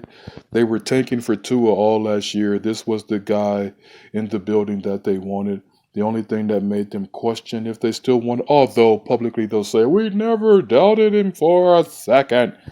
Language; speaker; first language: English; native; English